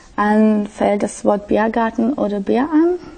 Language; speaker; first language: German; non-native, learner; Slovak